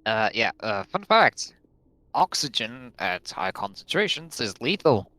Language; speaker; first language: English; non-native, fluent; Latvian